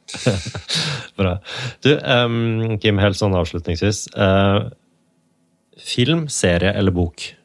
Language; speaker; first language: Norwegian; native; Norwegian